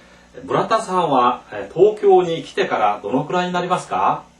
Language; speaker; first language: Japanese; non-native, fluent; Korean